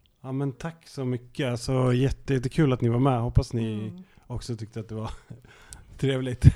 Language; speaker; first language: Swedish; native; Swedish